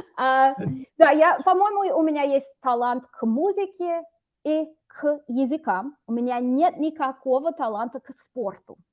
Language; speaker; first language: Russian; non-native, fluent; English